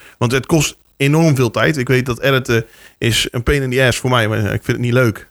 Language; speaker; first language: Dutch; native; Dutch